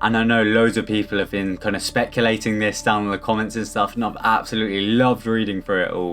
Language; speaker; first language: English; native; English